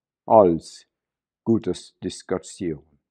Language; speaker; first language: German; non-native, learner; English